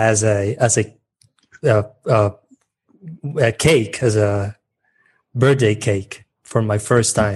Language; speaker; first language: English; non-native, fluent; Spanish